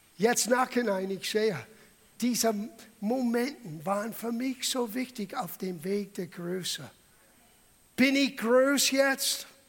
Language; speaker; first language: German; non-native, fluent; English